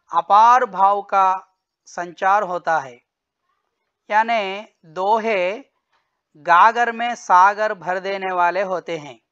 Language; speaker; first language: Hindi; non-native, local second language; Telugu